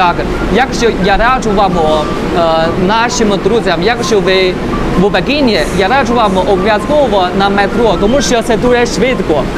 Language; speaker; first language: Ukrainian; non-native, learner; Chinese